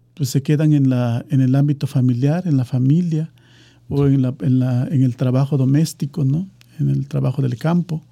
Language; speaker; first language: Spanish; native; Spanish